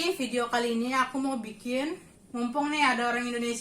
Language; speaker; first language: Indonesian; native; Indonesian